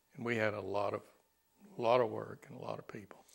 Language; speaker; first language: English; native; English